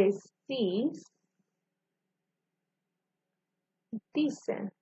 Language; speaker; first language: Spanish; non-native, fluent; English